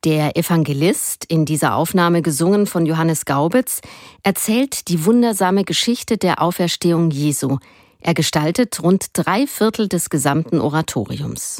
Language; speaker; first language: German; native; German